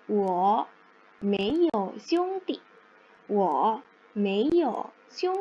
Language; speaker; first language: Chinese; non-native, fluent; Indonesian